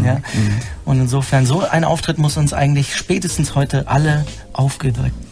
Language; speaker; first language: German; native; German